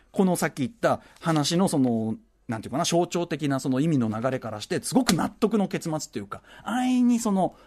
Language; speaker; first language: Japanese; native; Japanese